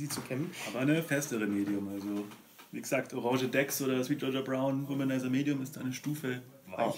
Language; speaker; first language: German; native; German